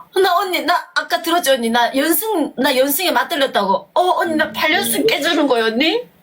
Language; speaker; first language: Korean; native; Korean